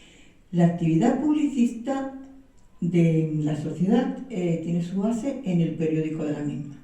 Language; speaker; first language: Spanish; native; Spanish